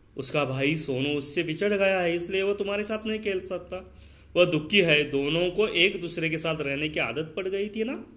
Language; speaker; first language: Hindi; non-native, local second language; Marathi